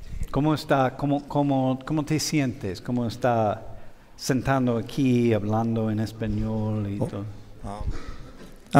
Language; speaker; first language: Spanish; non-native, fluent; English